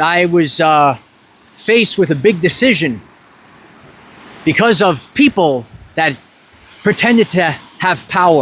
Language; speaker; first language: English; native; English